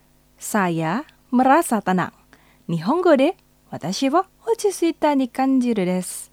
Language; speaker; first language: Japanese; non-native, fluent; Indonesian